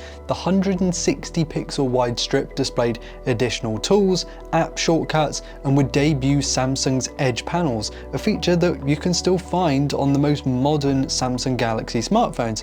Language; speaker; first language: English; native; English